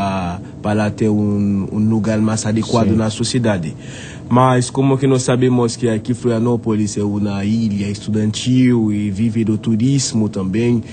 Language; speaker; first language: Portuguese; non-native, fluent; Haitian Creole